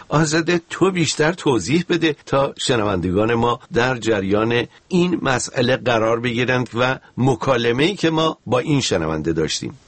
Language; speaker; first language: Persian; native; Persian